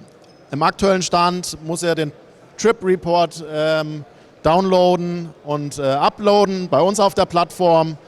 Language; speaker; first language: German; native; German